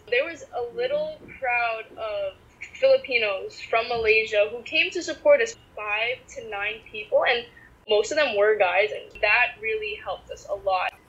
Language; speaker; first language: English; native; English